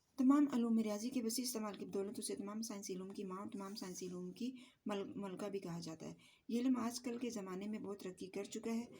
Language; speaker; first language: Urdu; native; Urdu